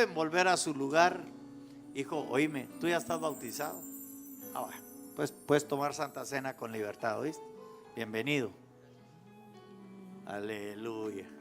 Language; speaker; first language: Spanish; native; Spanish